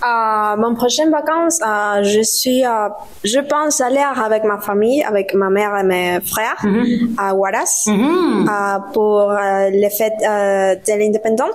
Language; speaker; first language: French; non-native, learner; Spanish